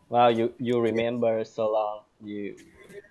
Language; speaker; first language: English; non-native, learner; Vietnamese